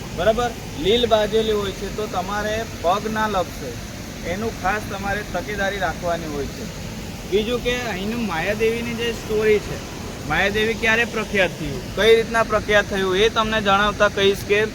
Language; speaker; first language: Gujarati; native; Gujarati